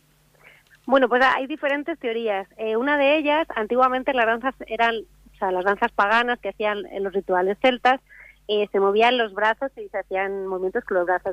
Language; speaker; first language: Spanish; native; Spanish